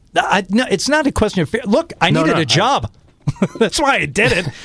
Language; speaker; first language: English; native; English